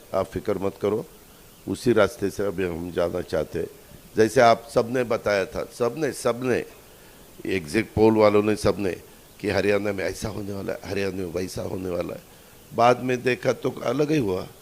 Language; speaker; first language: Hindi; non-native, local second language; Marathi